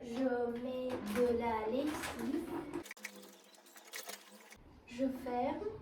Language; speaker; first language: French; non-native, learner; Russian